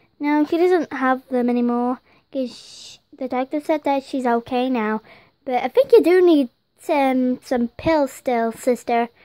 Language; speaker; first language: English; native; English